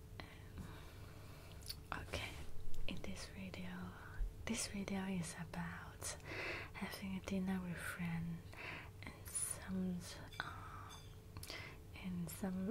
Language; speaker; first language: English; non-native, learner; Cantonese